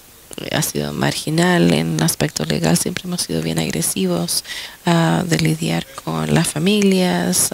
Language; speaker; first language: Spanish; non-native, fluent; English